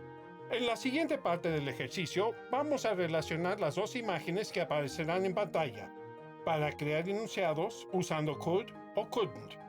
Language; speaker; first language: Spanish; native; Spanish